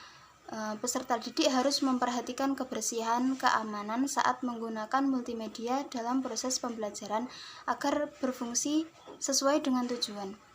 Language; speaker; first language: Indonesian; native; Indonesian